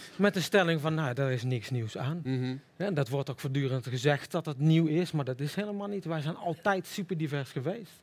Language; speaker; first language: Dutch; native; Dutch